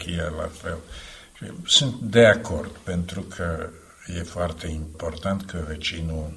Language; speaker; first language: Romanian; non-native, fluent; Slovak